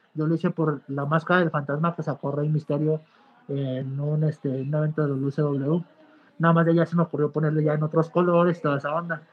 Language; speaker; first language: Spanish; native; Spanish